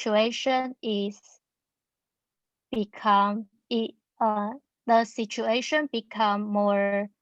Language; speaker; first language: English; non-native, learner; Chinese